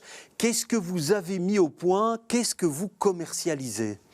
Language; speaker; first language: French; native; French